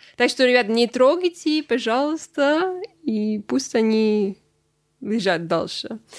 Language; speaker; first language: Russian; non-native, fluent; English